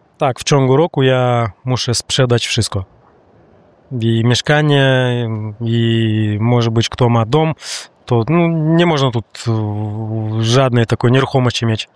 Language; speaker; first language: Polish; non-native, learner; Russian